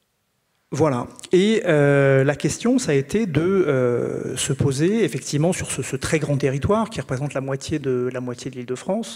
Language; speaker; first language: French; native; French